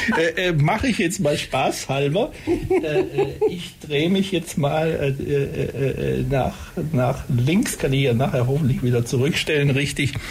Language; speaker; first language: German; native; German